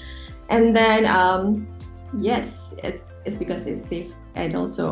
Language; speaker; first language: English; non-native, local second language; Malay